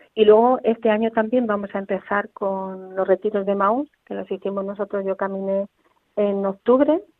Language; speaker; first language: Spanish; native; Spanish